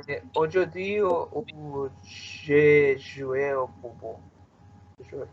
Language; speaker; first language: French; non-native, learner; Spanish